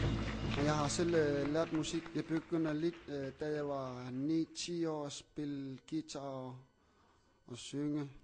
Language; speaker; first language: Danish; non-native, local second language; Kalaallisut